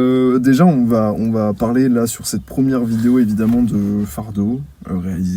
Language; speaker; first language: French; native; French